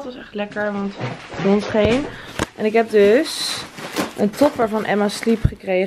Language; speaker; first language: Dutch; native; Dutch